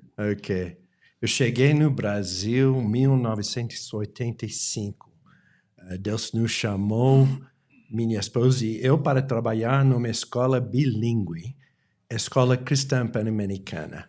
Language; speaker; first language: Portuguese; non-native, fluent; English